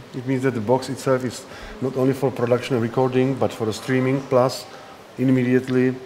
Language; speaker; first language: English; non-native, fluent; Czech